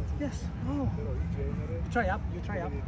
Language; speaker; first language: English; non-native, learner; Italian